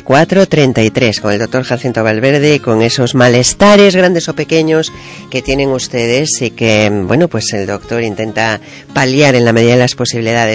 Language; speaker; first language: Spanish; native; Spanish